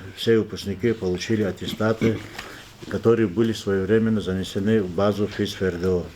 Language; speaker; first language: Russian; non-native, local second language; Lezghian